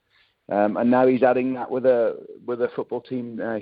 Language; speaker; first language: English; native; English